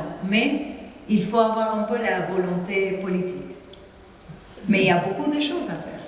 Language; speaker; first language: French; non-native, fluent; Spanish